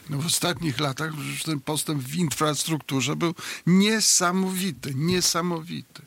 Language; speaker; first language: Polish; native; Polish